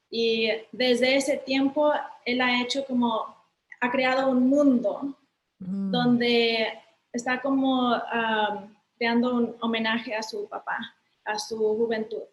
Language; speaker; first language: Spanish; early bilingual, heritage; Spanish